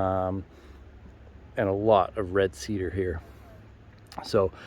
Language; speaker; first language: English; native; English